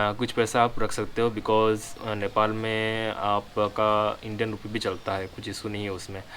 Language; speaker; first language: Hindi; non-native, local second language; Odia